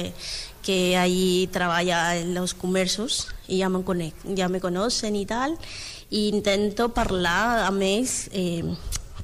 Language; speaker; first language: Catalan; non-native, learner; Spanish